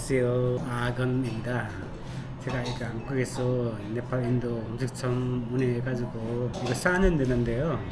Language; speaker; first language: Korean; non-native, learner; Nepali